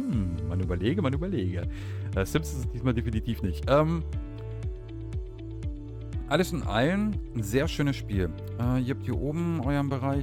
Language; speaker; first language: German; native; German